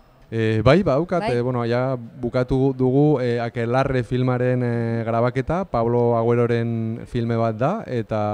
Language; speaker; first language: Basque; non-native, local second language; Spanish